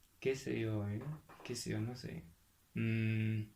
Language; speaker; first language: Spanish; non-native, fluent; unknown